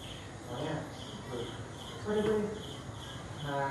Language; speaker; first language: Vietnamese; native; Vietnamese